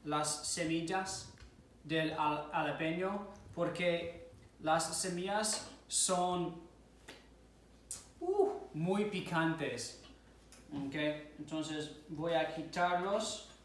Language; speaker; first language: Spanish; non-native, fluent; English